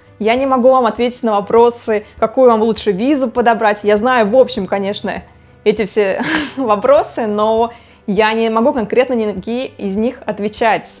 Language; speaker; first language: Russian; native; Russian